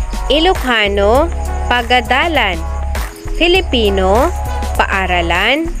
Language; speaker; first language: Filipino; non-native, local second language; Iloko